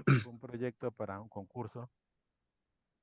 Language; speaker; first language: Spanish; native; Spanish